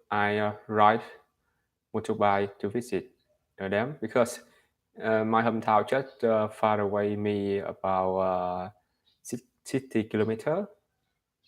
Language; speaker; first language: English; non-native, learner; Vietnamese